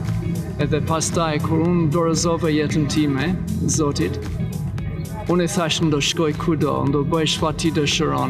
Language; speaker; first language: Albanian; non-native, learner; English